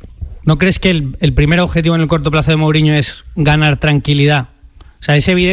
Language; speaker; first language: Spanish; native; Spanish